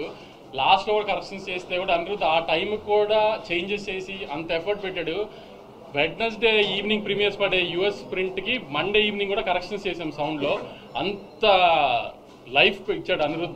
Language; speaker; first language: Telugu; native; Telugu